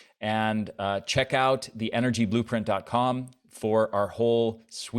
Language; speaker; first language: English; native; English